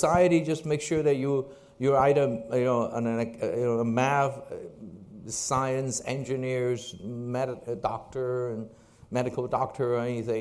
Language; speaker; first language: English; non-native, local second language; Cantonese